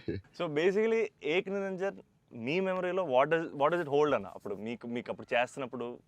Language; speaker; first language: Telugu; native; Telugu